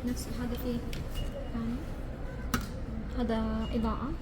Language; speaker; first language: Arabic; non-native, learner; Bangla